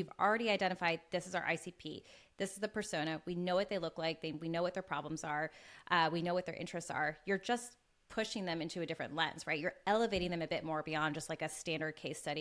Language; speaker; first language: English; native; English